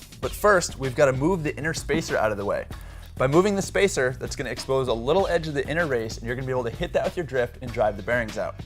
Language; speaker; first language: English; native; English